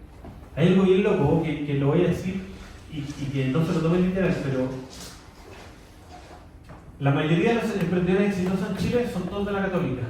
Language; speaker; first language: Spanish; native; Spanish